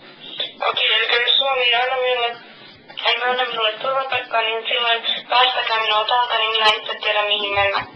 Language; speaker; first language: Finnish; non-native, fluent; Arabic